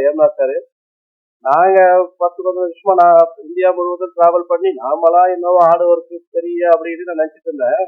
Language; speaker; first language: Tamil; native; Tamil